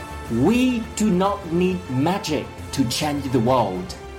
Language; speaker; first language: English; non-native, fluent; Chinese